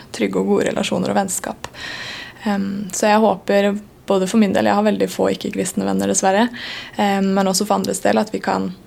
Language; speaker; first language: Norwegian; native; Norwegian